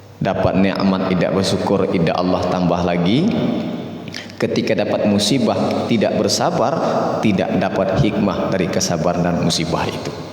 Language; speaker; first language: Malay; native; Malay